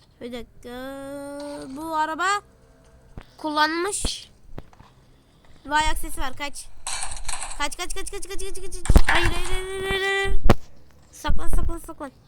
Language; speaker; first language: Turkish; native; Turkish